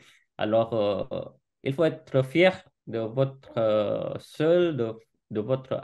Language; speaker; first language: French; non-native, fluent; Indonesian